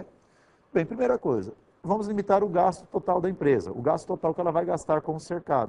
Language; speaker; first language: Portuguese; native; Portuguese